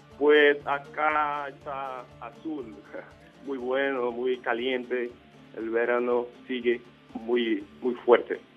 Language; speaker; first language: Spanish; non-native, fluent; Portuguese